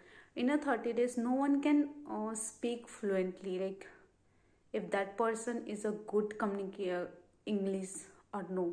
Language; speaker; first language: English; non-native, learner; Hindi